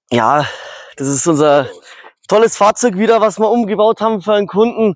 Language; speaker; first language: German; native; German